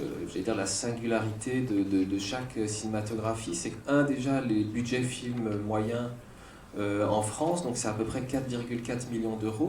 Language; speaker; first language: French; native; French